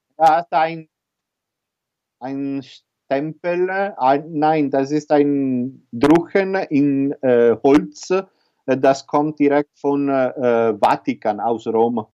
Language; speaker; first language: German; non-native, fluent; Italian